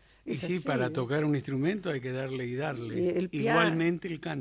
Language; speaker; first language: Spanish; native; Spanish